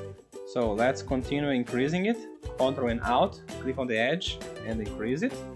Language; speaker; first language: English; non-native, fluent; Portuguese